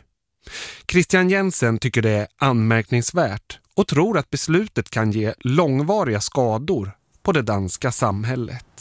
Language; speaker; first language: Swedish; native; Swedish